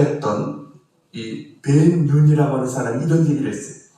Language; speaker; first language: Korean; native; Korean